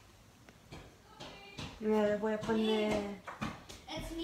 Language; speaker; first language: Spanish; early bilingual, heritage; English